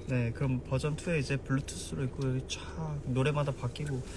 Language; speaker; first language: Korean; native; Korean